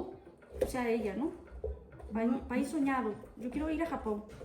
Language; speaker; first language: Spanish; early bilingual, other home language; Portuguese